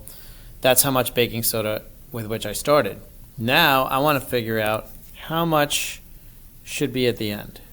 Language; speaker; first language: English; native; English